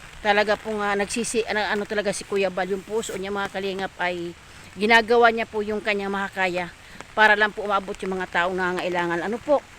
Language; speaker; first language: Filipino; non-native, local second language; Cebuano